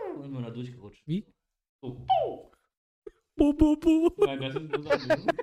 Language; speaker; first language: German; native; German